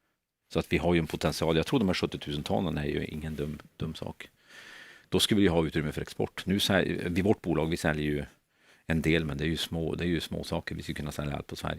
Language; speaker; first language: Swedish; native; Swedish